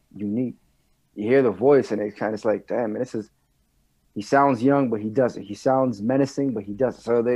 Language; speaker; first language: English; non-native, fluent; French